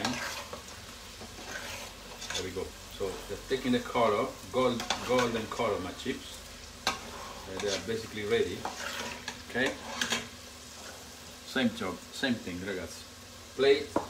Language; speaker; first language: English; non-native, fluent; Italian